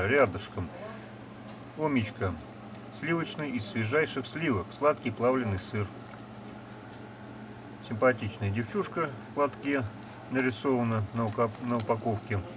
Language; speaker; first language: Russian; native; Russian